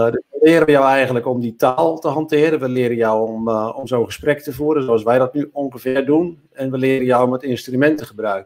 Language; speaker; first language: Dutch; native; Dutch